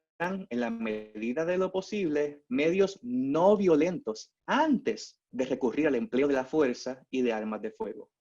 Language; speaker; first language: Spanish; native; Spanish